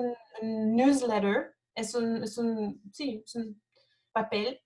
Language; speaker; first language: Spanish; non-native, fluent; French